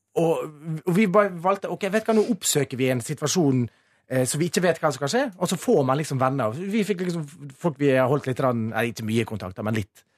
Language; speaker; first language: Norwegian; native; Norwegian